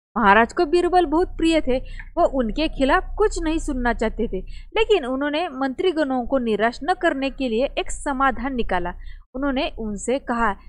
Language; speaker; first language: Hindi; non-native, local second language; Marathi